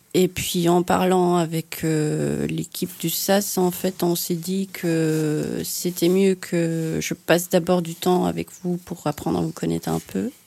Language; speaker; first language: French; non-native, fluent; Finnish